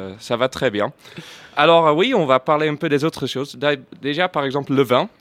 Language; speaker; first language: French; non-native, fluent; Dutch